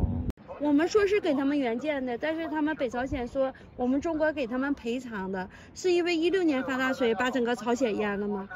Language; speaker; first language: Chinese; native; Chinese